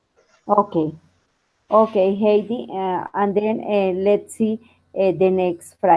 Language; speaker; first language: English; non-native, learner; Spanish